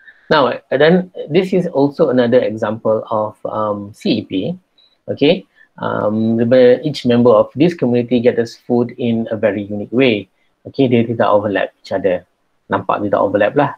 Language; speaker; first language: English; non-native, local second language; Malay